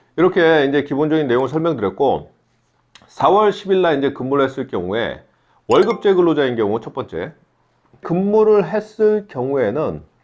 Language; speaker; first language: Korean; native; Korean